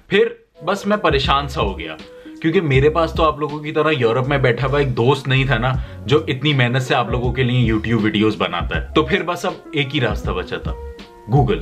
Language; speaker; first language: Urdu; native; Urdu